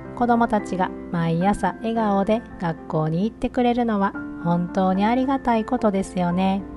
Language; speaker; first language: Japanese; native; Japanese